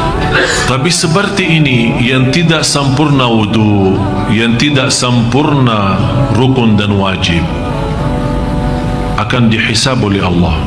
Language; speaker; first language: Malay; non-native, fluent; Arabic